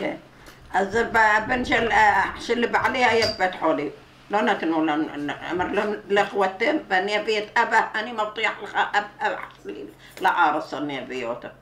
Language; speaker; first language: Hebrew; non-native, learner; Arabic